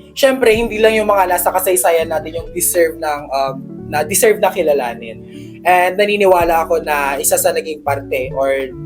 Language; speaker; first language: Filipino; non-native, local second language; Iloko